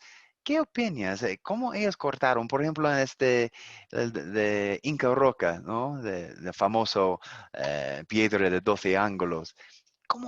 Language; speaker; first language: Spanish; non-native, learner; English